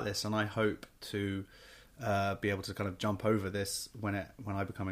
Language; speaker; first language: English; native; English